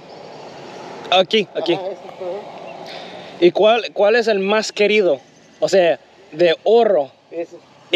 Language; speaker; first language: Spanish; non-native, learner; English